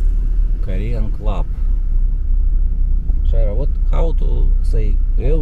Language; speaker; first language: English; non-native, learner; Russian